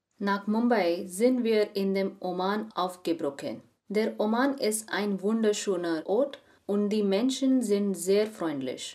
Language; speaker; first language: German; non-native, learner; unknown